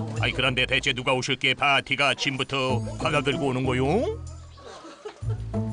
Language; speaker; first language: Korean; native; Korean